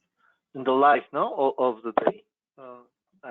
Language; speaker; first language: English; non-native, local second language; Spanish